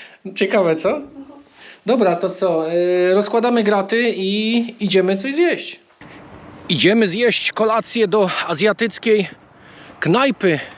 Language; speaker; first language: Polish; native; Polish